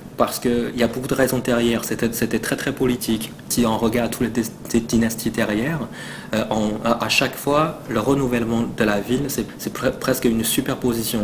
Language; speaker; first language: French; non-native, fluent; Chinese